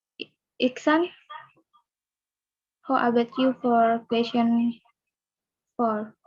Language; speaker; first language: English; non-native, learner; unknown